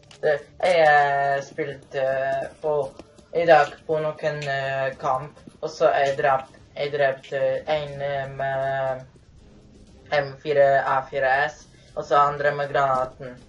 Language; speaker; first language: Norwegian; non-native, learner; Swedish